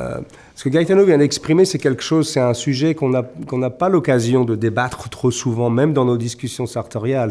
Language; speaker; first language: French; native; French